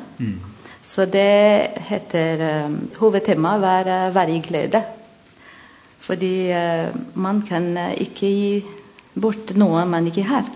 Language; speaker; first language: Norwegian; non-native, learner; Malagasy